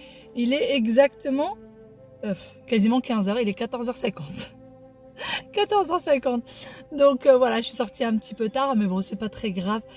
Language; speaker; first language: French; native; French